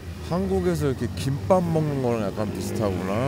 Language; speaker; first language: Korean; native; Korean